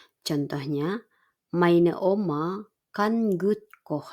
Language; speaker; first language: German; non-native, fluent; Indonesian